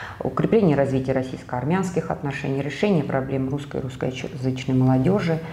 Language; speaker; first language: Russian; native; Russian